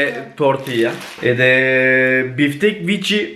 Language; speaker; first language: Albanian; non-native, learner; Turkish